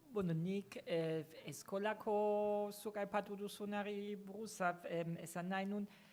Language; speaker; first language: Basque; non-native, fluent; German